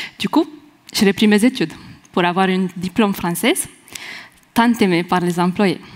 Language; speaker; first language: French; non-native, fluent; Romanian